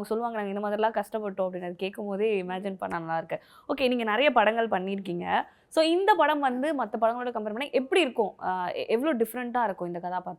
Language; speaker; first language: Tamil; native; Tamil